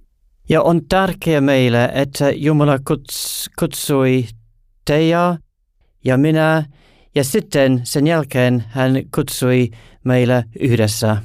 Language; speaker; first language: Finnish; non-native, learner; English